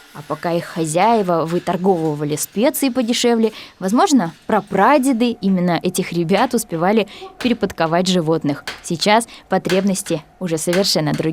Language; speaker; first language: Russian; native; Russian